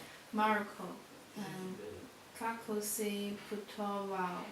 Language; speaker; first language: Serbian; non-native, learner; Chinese